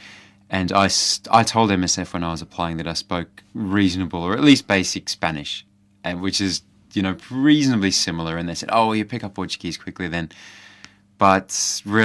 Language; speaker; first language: English; native; English